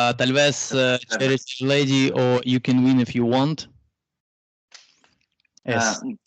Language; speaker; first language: Spanish; non-native, learner; Russian